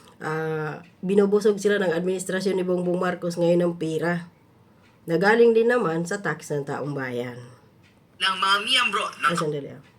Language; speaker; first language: Filipino; non-native, local second language; Cebuano